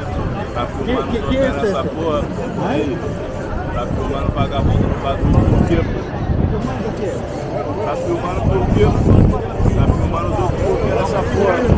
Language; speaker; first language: Portuguese; native; Portuguese